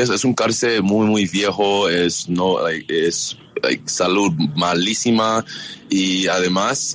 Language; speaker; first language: Spanish; non-native, learner; English